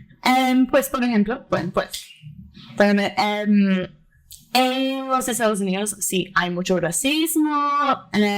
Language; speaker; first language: Spanish; early bilingual, heritage; Spanish